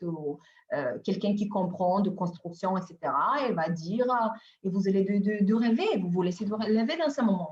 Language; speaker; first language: French; non-native, fluent; Bulgarian